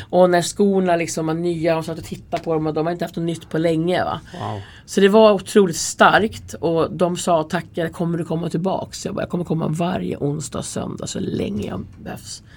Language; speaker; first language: Swedish; native; Swedish